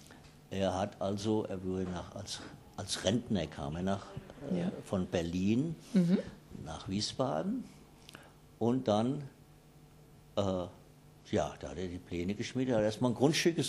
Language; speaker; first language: German; native; German